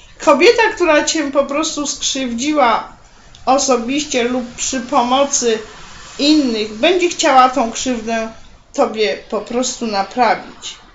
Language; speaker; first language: Polish; native; Polish